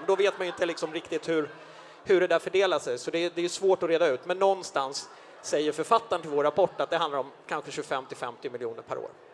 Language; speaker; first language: Swedish; native; Swedish